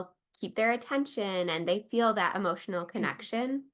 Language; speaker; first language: English; native; English